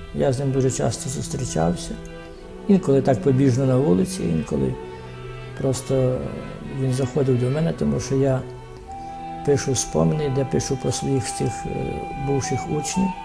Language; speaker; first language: Ukrainian; native; Ukrainian